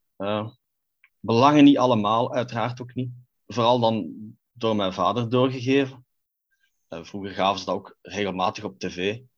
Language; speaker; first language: Dutch; native; Dutch